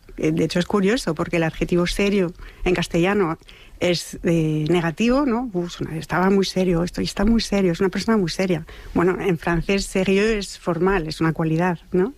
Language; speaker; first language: Spanish; non-native, fluent; French